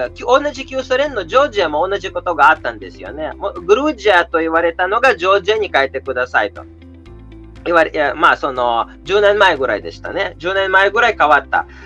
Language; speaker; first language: Japanese; non-native, fluent; Russian